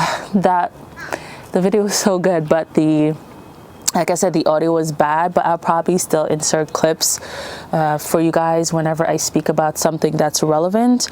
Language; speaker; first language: English; native; English